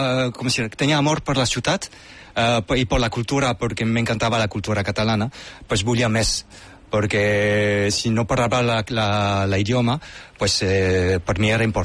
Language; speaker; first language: Catalan; non-native, fluent; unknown